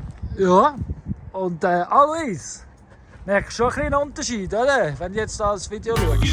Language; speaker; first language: German; non-native, fluent; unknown